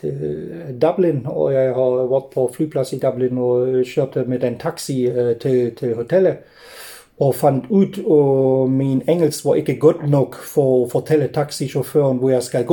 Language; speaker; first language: Norwegian; non-native, fluent; German